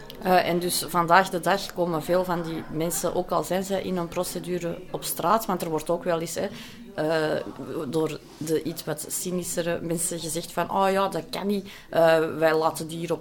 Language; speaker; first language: Dutch; native; Dutch